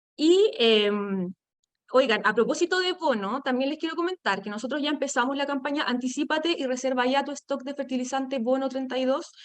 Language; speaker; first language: Spanish; native; Spanish